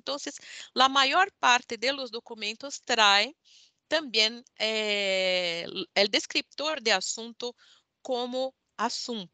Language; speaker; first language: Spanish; non-native, learner; Portuguese